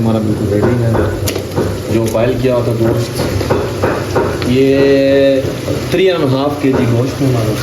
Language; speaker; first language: Urdu; native; Urdu